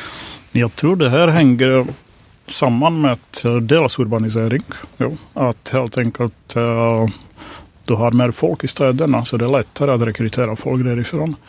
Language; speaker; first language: Swedish; non-native, fluent; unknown